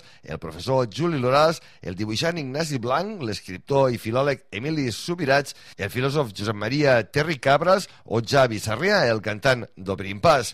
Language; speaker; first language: Catalan; native; Catalan